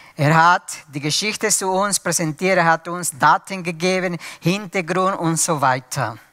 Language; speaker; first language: German; non-native, fluent; Spanish